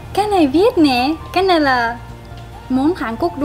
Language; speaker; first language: Vietnamese; non-native, learner; Japanese